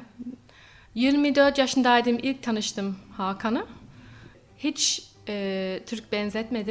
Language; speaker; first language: Turkish; non-native, learner; English